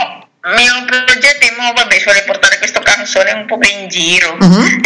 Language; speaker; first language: Italian; non-native, learner; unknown